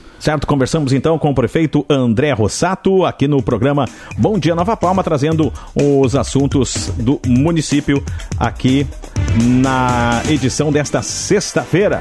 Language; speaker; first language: Portuguese; native; Portuguese